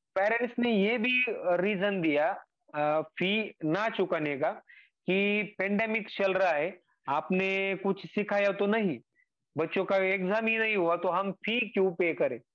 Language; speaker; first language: Hindi; non-native, local second language; Marathi